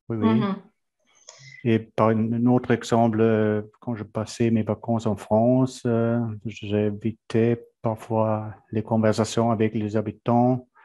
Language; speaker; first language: French; non-native, fluent; German